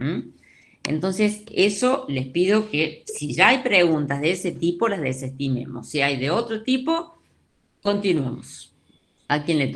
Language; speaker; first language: Spanish; native; Spanish